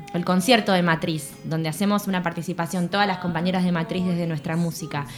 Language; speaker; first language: Spanish; native; Spanish